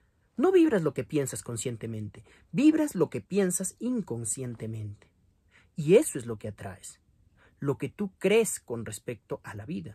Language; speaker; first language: Spanish; native; Spanish